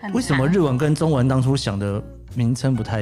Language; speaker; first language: Chinese; native; Chinese